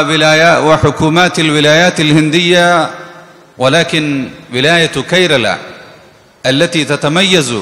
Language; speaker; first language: Arabic; non-native, fluent; Malayalam